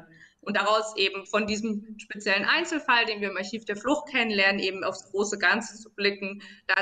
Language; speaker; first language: German; native; German